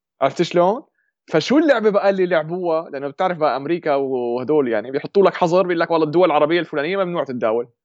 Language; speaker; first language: Arabic; native; Arabic